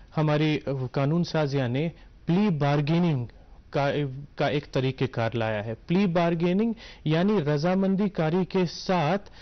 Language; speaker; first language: Urdu; non-native, local second language; Kashmiri